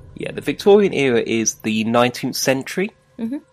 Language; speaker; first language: English; native; English